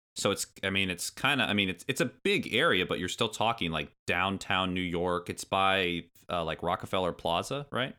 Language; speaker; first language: English; native; English